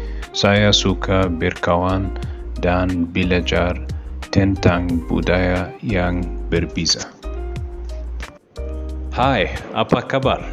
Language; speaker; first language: Indonesian; non-native, learner; Arabic